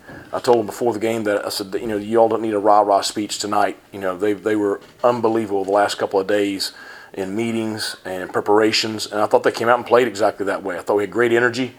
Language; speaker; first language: English; native; English